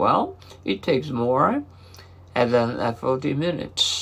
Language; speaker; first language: English; non-native, learner; Japanese